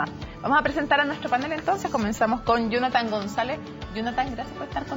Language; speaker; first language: Spanish; native; Spanish